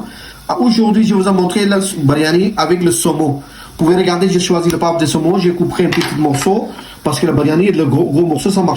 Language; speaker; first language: French; non-native, learner; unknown